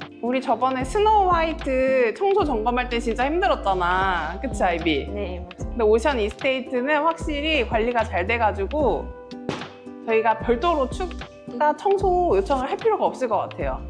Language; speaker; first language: Korean; native; Korean